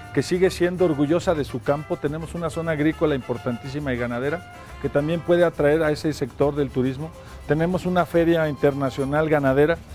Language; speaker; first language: Spanish; native; Spanish